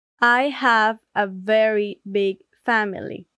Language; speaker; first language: English; non-native, learner; Spanish